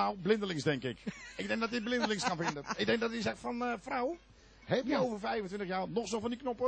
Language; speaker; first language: Dutch; native; Dutch